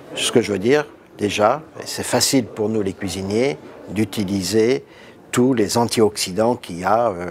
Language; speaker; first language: French; native; French